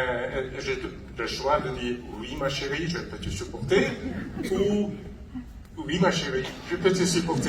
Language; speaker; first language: French; non-native, fluent; English